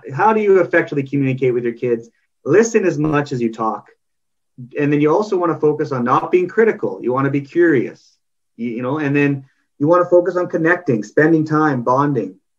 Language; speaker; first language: English; native; English